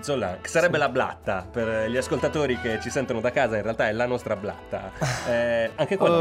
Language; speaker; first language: Italian; native; Italian